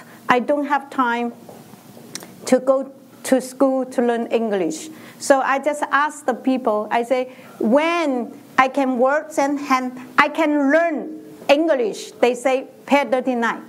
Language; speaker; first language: English; non-native, learner; Chinese